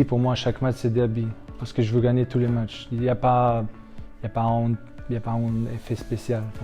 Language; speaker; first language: French; non-native, fluent; Slovenian